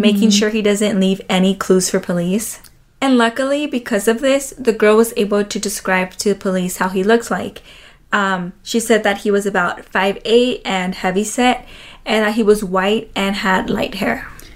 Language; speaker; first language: English; early bilingual, other home language; Spanish